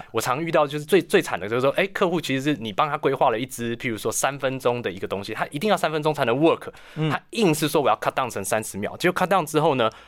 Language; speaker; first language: Chinese; native; Chinese